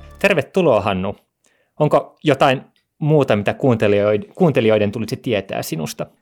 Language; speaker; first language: Finnish; native; Finnish